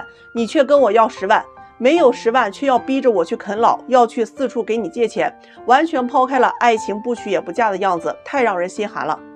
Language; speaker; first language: Chinese; native; Chinese